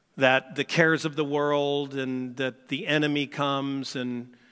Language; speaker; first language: English; native; English